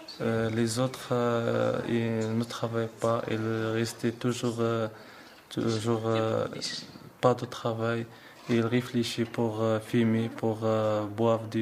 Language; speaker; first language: French; non-native, learner; Arabic